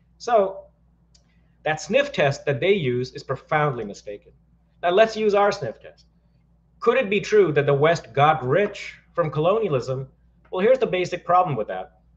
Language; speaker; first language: English; non-native, local second language; Hindi